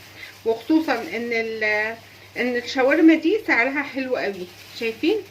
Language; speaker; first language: Arabic; native; Arabic